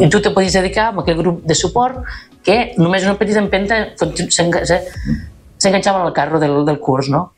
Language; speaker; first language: Catalan; native; Catalan